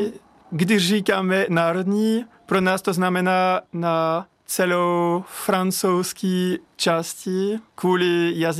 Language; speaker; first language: Czech; non-native, learner; French